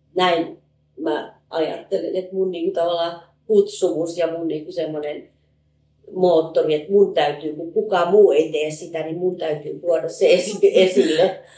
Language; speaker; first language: Finnish; native; Finnish